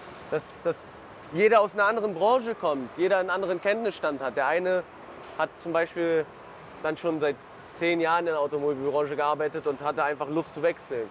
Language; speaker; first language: German; native; German